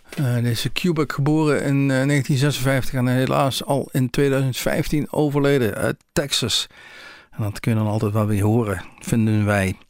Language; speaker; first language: Dutch; native; Dutch